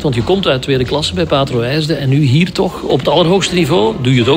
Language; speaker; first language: Dutch; native; Dutch